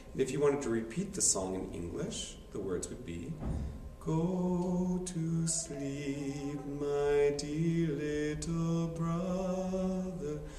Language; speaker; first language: English; native; English